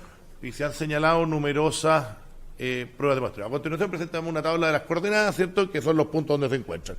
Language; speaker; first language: Spanish; native; Spanish